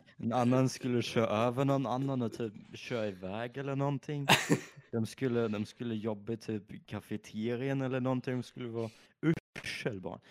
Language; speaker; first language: Swedish; early bilingual, other home language; German